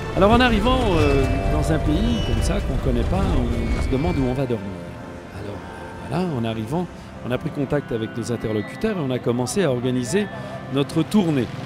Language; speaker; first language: French; native; French